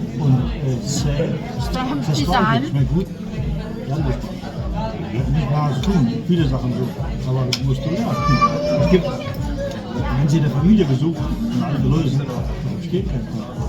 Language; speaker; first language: German; non-native, learner; Thai